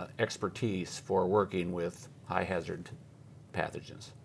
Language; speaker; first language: English; native; English